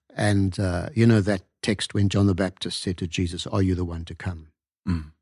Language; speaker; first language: English; native; English